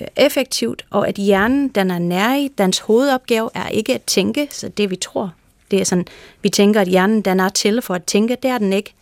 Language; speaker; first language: Danish; non-native, fluent; English